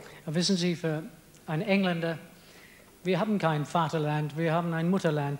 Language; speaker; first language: German; non-native, fluent; English